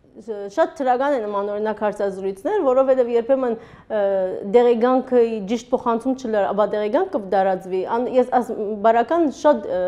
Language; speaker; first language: Armenian; early bilingual, heritage; Armenian